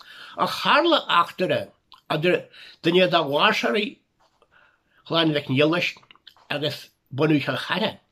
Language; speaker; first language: Irish; native; Irish